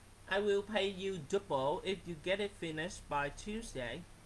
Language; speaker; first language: English; non-native, fluent; Vietnamese